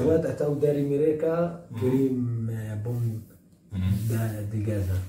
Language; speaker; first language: Indonesian; non-native, learner; Arabic